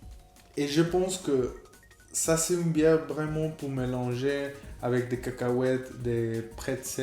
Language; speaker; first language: French; non-native, fluent; Spanish